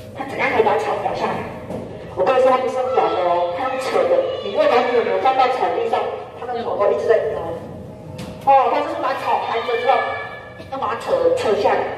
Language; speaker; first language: Chinese; native; Chinese